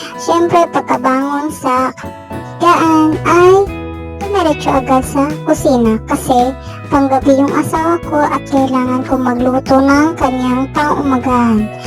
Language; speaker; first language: Filipino; non-native, local second language; Iloko